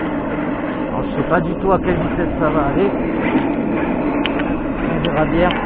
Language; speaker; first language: French; native; French